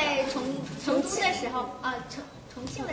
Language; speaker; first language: Chinese; native; Chinese